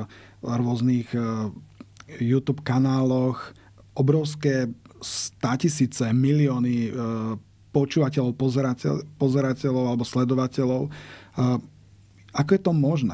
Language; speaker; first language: Slovak; native; Slovak